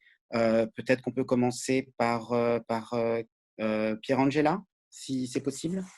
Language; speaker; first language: French; native; French